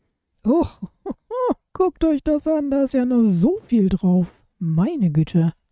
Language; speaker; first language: German; native; German